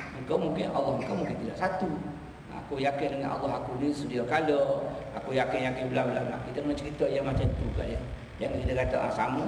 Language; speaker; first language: Malay; native; Malay